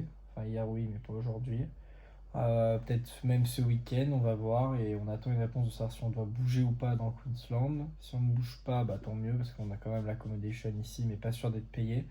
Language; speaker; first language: French; native; French